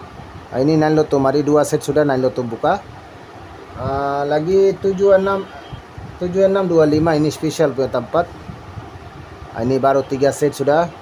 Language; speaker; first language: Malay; non-native, learner; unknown